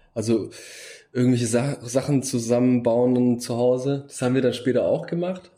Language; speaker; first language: German; early bilingual, other home language; Bosnian